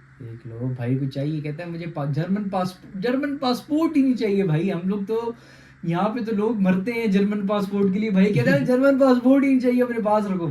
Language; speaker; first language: Urdu; native; Urdu